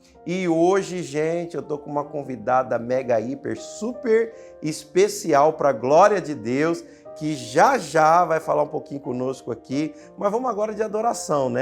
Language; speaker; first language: Portuguese; native; Portuguese